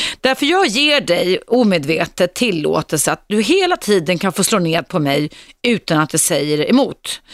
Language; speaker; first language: Swedish; native; Swedish